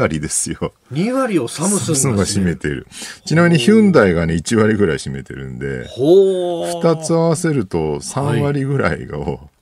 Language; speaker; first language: Japanese; native; Japanese